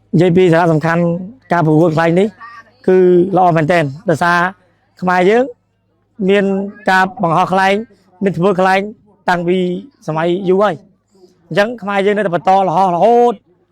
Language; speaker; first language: Khmer; native; Khmer